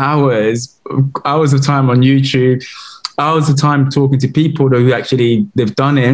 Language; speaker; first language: English; native; English